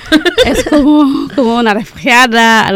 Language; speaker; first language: Spanish; non-native, learner; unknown